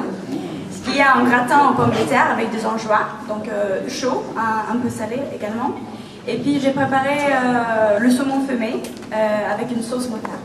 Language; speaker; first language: French; non-native, fluent; Swedish